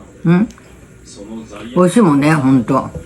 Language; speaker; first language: Japanese; native; Japanese